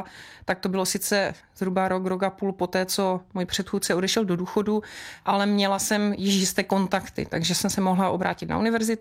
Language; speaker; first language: Czech; native; Czech